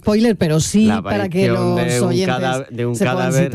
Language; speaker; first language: Spanish; native; Spanish